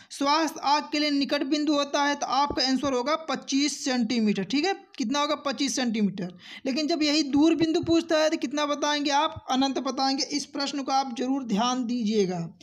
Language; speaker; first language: Hindi; native; Hindi